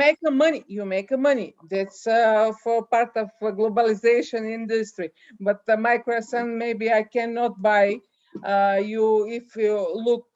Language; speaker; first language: English; non-native, learner; Bulgarian